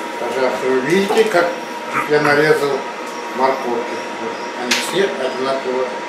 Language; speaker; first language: Russian; non-native, local second language; Uzbek